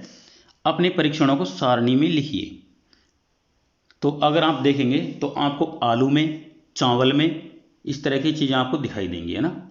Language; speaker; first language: Hindi; native; Hindi